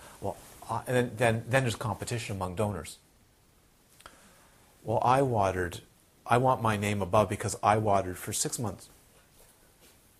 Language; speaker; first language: English; native; English